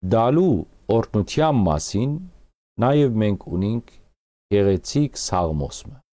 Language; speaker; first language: Armenian; early bilingual, heritage; Armenian